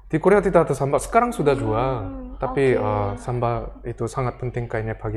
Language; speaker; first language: Indonesian; early bilingual, other home language; Korean